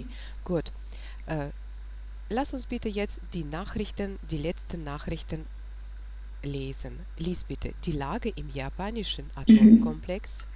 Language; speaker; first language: German; non-native, fluent; Russian